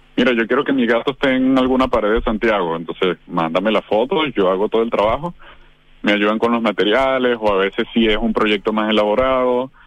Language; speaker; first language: Spanish; native; Spanish